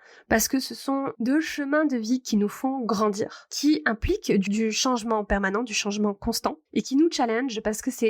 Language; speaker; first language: French; native; French